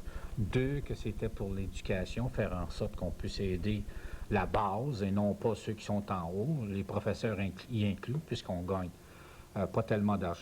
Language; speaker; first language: French; native; French